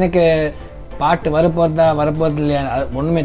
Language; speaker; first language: Tamil; early bilingual, heritage; Tamil